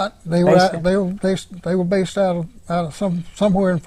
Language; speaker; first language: English; native; English